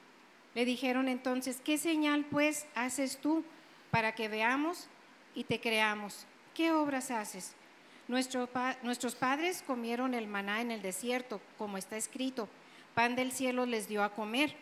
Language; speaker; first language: Spanish; native; Spanish